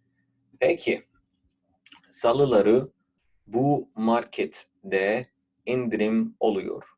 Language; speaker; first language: Turkish; non-native, fluent; Urdu